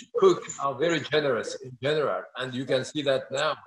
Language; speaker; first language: English; non-native, fluent; French